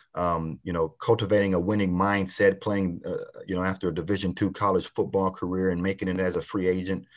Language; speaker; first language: English; native; English